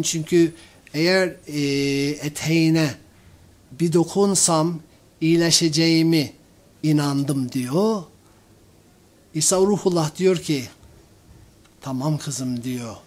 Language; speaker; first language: Turkish; non-native, fluent; English